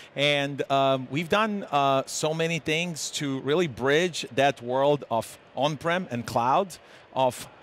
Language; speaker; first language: English; non-native, fluent; Serbian